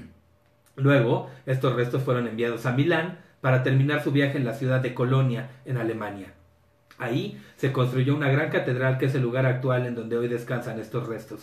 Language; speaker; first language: Spanish; native; Spanish